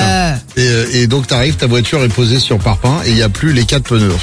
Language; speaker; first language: French; native; French